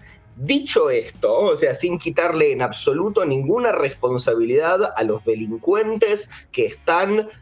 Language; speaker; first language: Spanish; native; Spanish